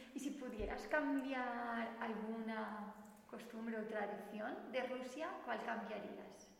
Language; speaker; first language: Spanish; native; Spanish